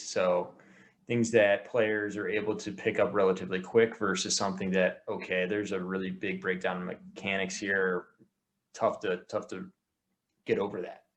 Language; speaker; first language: English; native; English